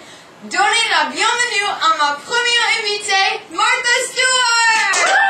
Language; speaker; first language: French; non-native, learner; English